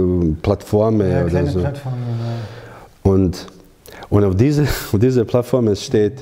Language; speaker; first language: German; non-native, learner; Croatian